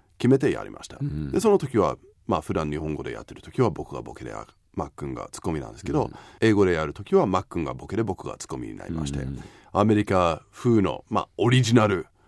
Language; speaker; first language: Japanese; non-native, fluent; English